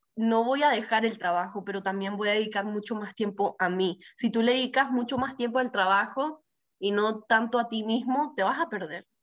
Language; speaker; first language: Spanish; early bilingual, heritage; Spanish